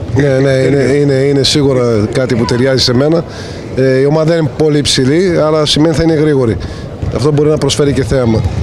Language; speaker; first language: Greek; early bilingual, heritage; English